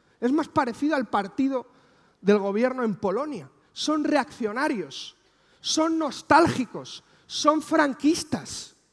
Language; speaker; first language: Spanish; native; Spanish